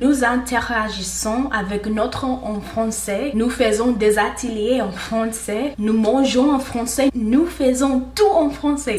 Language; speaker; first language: French; non-native, learner; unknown